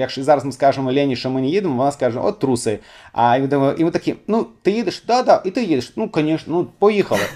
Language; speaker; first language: Ukrainian; non-native, fluent; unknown